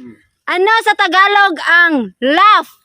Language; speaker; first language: Filipino; non-native, local second language; Cebuano